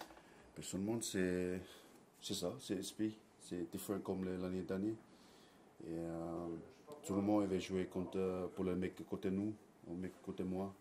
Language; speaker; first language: French; non-native, learner; English